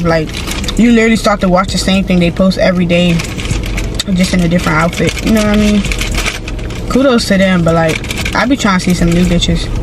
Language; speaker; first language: English; native; English